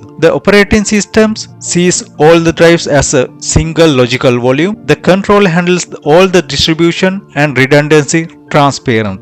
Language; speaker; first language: English; non-native, fluent; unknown